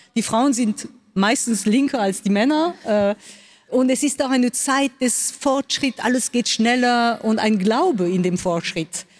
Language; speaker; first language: German; non-native, local second language; French